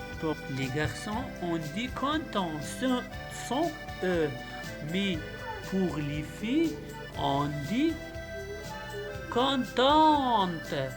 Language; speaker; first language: French; non-native, local second language; Arabic